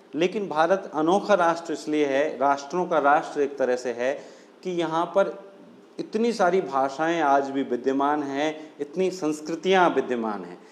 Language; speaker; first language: Hindi; non-native, local second language; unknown